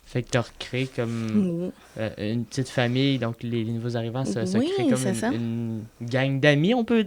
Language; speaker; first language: French; native; French